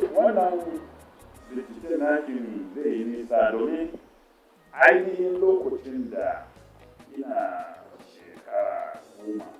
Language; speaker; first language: Hausa; non-native, local second language; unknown